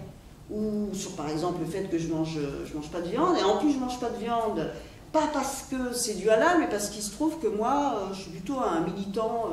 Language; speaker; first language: French; native; French